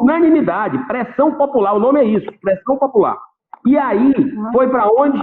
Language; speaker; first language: Portuguese; native; Portuguese